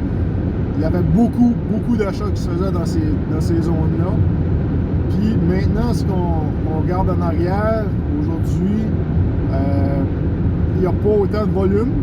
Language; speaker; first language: French; native; French